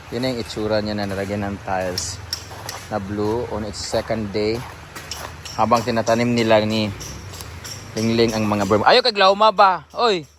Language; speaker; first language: Filipino; non-native, local second language; Cebuano